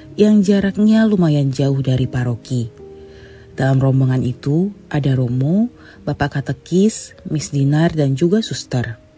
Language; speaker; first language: Indonesian; native; Indonesian